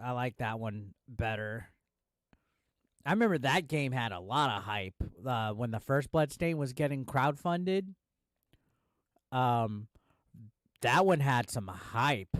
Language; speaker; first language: English; native; English